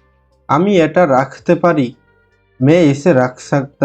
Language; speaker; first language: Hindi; non-native, fluent; Bangla